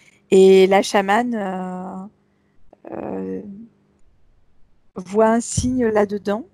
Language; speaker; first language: French; native; French